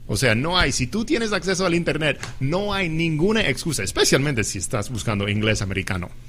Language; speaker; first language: Spanish; non-native, fluent; English